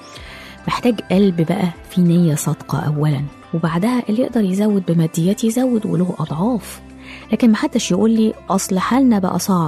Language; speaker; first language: Arabic; native; Arabic